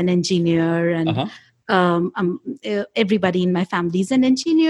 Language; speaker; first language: English; non-native, local second language; Hindi